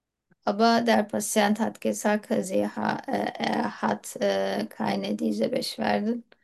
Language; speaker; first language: German; non-native, learner; Turkish